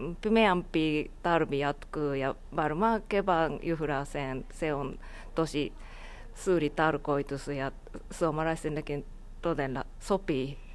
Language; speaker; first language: Finnish; non-native, learner; Japanese